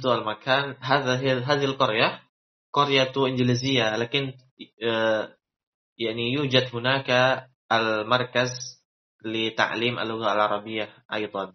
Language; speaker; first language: Arabic; non-native, fluent; Indonesian